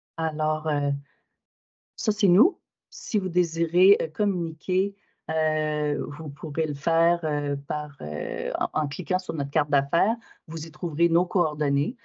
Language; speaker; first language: French; native; French